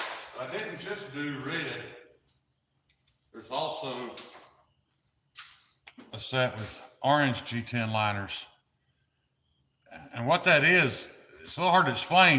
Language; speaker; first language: English; native; English